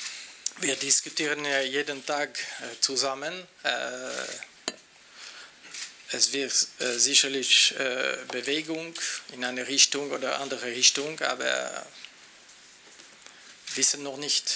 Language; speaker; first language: German; non-native, local second language; French